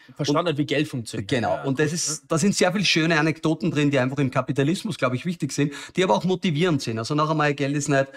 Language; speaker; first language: German; native; German